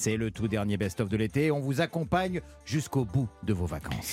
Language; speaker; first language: French; native; French